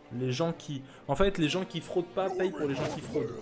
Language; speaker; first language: French; native; French